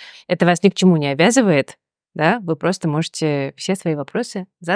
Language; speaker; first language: Russian; native; Russian